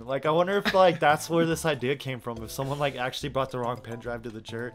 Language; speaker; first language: English; native; English